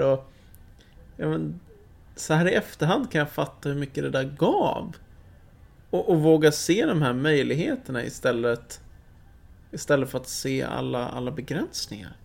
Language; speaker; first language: Swedish; native; Swedish